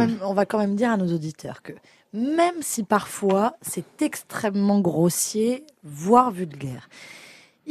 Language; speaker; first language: French; native; French